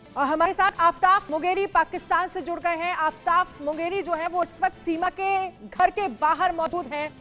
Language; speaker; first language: Hindi; native; Hindi